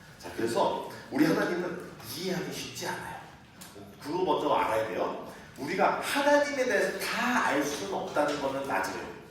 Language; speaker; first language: Korean; native; Korean